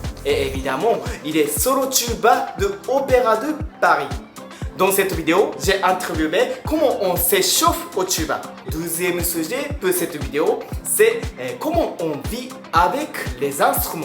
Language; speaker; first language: French; non-native, fluent; Japanese